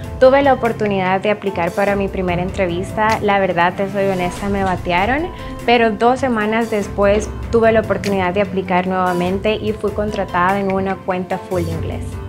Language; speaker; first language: Spanish; native; Spanish